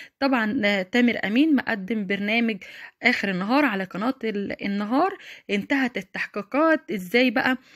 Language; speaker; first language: Arabic; native; Arabic